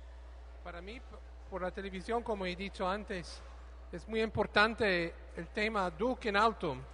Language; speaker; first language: Spanish; non-native, learner; English